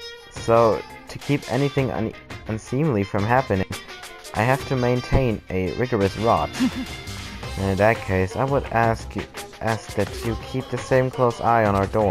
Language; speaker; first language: English; non-native, fluent; German